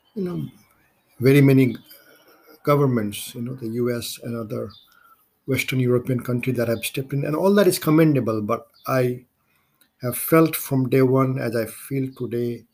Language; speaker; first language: English; non-native, local second language; Maithili